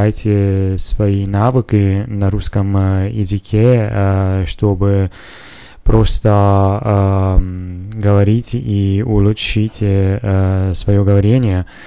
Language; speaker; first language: Russian; non-native, fluent; Italian